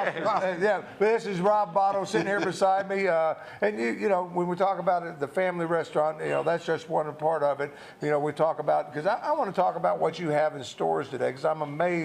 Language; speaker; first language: English; native; English